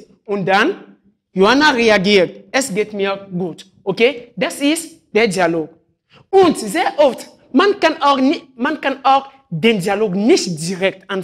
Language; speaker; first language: German; non-native, fluent; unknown